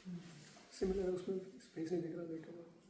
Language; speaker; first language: Hindi; native; Hindi